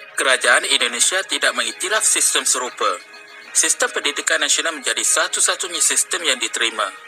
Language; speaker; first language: Malay; native; Malay